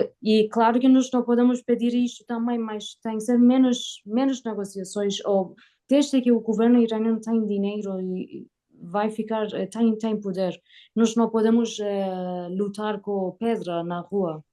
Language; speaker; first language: Portuguese; non-native, learner; Persian